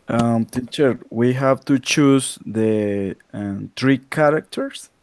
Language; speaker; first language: English; non-native, learner; Spanish